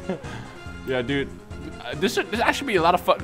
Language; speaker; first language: English; native; English